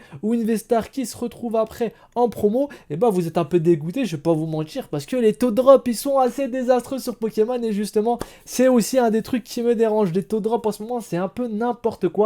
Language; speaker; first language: French; native; French